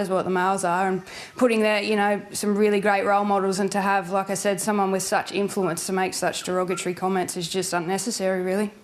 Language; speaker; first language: English; native; English